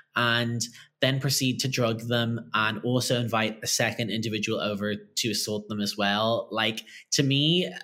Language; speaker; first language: English; native; English